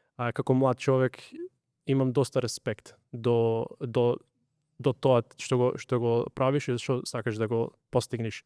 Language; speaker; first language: Macedonian; early bilingual, heritage; Macedonian